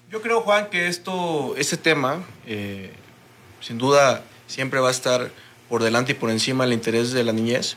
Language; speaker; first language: Spanish; native; Spanish